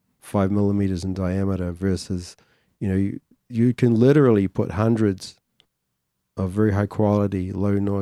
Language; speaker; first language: English; native; English